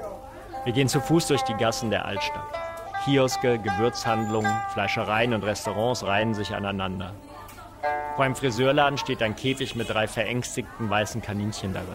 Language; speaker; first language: German; native; German